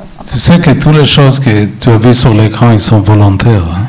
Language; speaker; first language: French; non-native, fluent; Hebrew